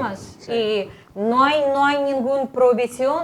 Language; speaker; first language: Spanish; non-native, fluent; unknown